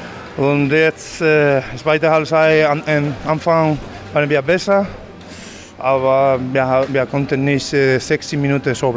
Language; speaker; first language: German; non-native, fluent; Spanish